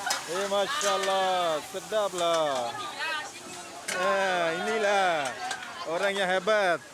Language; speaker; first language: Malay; non-native, learner; Urdu